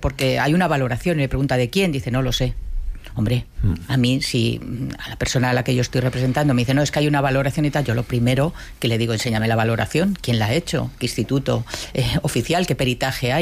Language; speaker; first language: Spanish; native; Spanish